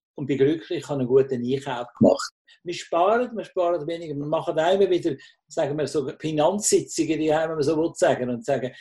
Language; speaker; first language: German; native; German